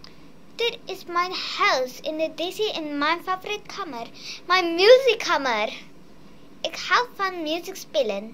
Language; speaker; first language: Dutch; non-native, learner; Indonesian